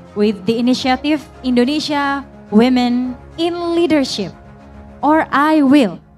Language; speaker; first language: English; non-native, fluent; Indonesian